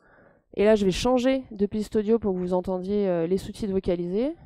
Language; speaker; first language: French; native; French